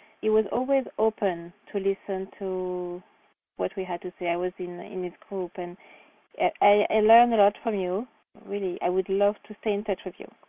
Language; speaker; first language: English; non-native, fluent; French